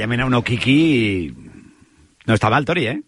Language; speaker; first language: Spanish; native; Spanish